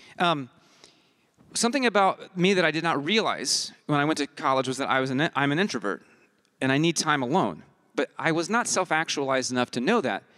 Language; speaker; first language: English; early bilingual, heritage; English